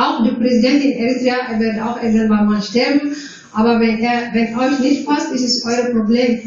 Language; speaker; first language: German; non-native, fluent; Tigrinya